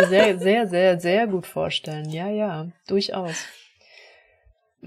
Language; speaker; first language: German; native; German